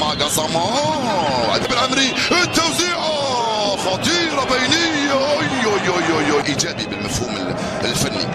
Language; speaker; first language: Arabic; native; Arabic